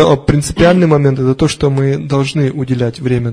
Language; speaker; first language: Russian; native; Russian